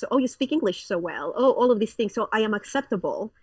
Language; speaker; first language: English; non-native, fluent; Spanish